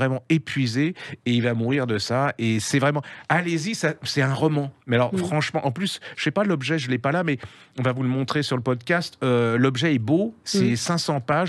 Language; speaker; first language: French; native; French